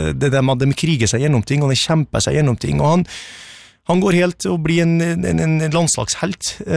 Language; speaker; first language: Norwegian; early bilingual, other home language; Arabic